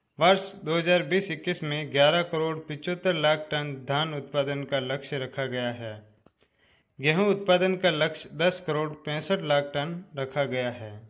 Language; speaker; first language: Hindi; native; Hindi